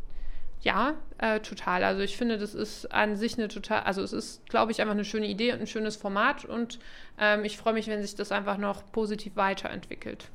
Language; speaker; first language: German; native; German